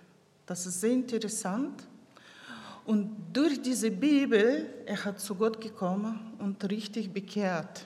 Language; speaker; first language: German; non-native, local second language; Russian